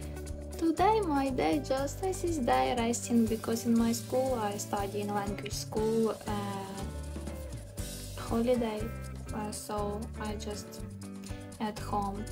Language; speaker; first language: English; non-native, learner; Ukrainian